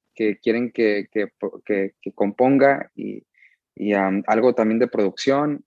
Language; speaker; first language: Spanish; early bilingual, heritage; Spanish